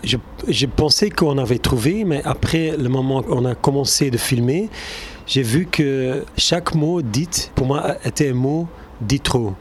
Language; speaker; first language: French; non-native, local second language; Turkish